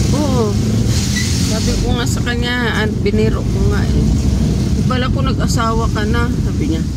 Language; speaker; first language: Filipino; non-native, local second language; Cebuano